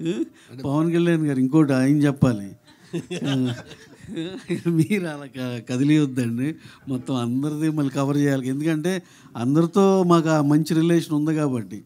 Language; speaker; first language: Telugu; native; Telugu